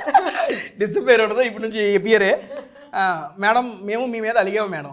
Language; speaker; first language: Telugu; native; Telugu